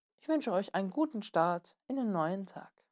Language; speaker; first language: German; native; German